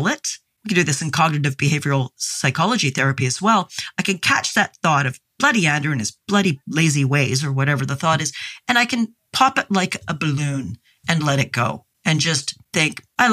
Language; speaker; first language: English; native; English